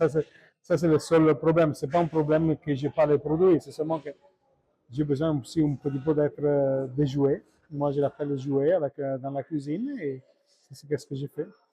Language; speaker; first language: French; non-native, learner; Italian